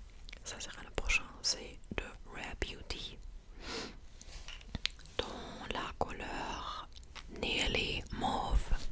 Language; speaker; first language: French; non-native, fluent; English